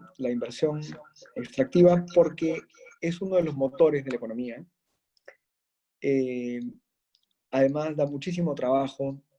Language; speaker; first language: Spanish; native; Spanish